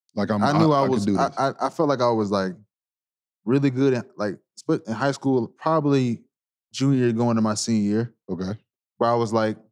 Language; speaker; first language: English; native; English